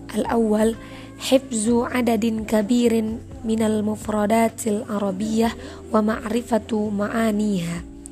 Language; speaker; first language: Arabic; non-native, learner; Malay